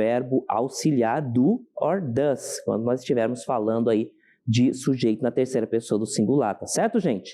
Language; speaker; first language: Portuguese; native; Portuguese